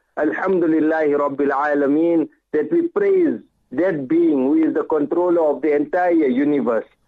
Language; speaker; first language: English; native; English